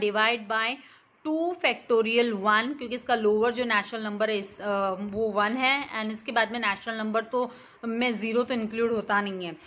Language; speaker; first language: Hindi; non-native, local second language; Marathi